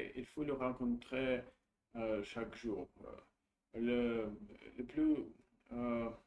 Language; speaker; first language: French; non-native, learner; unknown